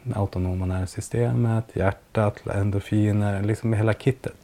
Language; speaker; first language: Swedish; native; Swedish